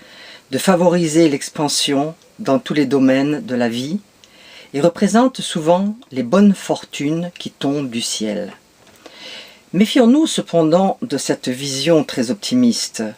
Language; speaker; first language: French; native; French